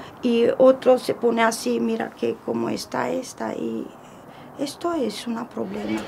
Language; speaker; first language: Spanish; non-native, learner; Romanian